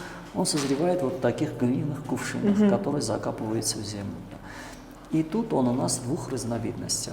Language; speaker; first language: Russian; native; Russian